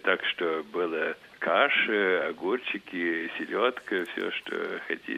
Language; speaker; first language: Russian; early bilingual, heritage; Russian